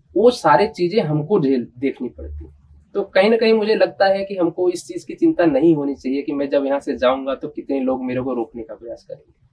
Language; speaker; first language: Hindi; native; Hindi